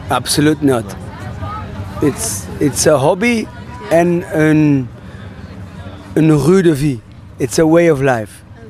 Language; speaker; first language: English; non-native, fluent; German